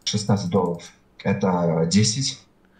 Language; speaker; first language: Russian; native; Russian